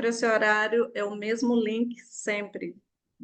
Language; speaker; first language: Portuguese; native; Portuguese